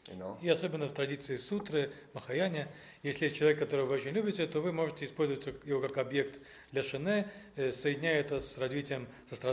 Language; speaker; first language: Russian; native; Russian